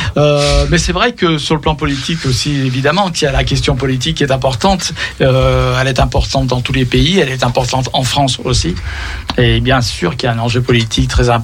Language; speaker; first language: French; native; French